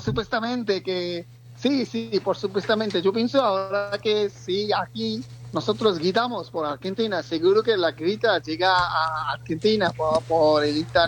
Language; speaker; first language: Spanish; non-native, learner; Bangla